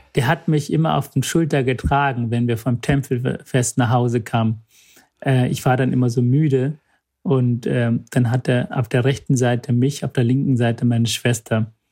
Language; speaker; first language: German; early bilingual, other home language; Tamil